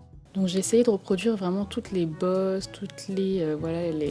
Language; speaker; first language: French; native; French